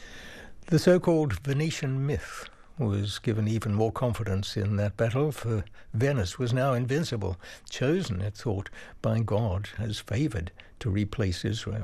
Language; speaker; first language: English; native; English